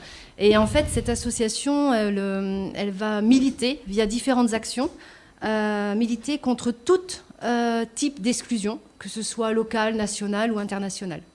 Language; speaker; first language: French; native; French